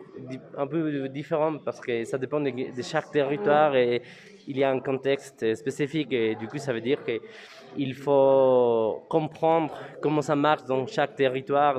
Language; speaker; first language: French; non-native, fluent; Spanish